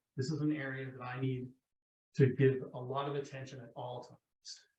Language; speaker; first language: English; native; English